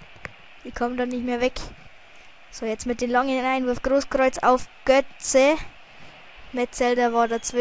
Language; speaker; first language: German; native; German